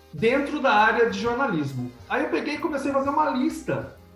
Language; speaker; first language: Portuguese; native; Portuguese